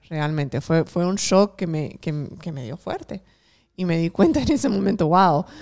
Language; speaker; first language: Spanish; early bilingual, heritage; Spanish